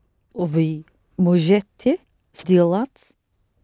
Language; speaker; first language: Russian; non-native, learner; English